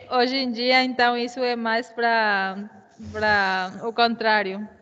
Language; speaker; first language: Portuguese; non-native, fluent; Spanish